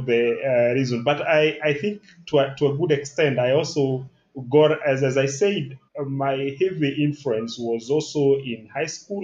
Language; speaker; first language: English; non-native, local second language; Kikuyu